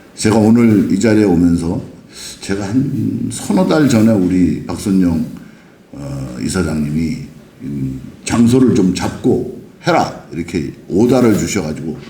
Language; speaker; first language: Korean; native; Korean